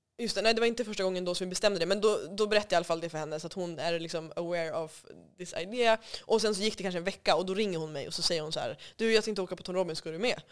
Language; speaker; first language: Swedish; native; Swedish